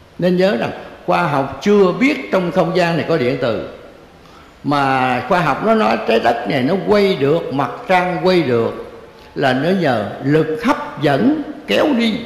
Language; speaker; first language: Vietnamese; native; Vietnamese